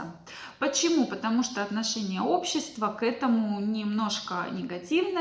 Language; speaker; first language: Russian; native; Russian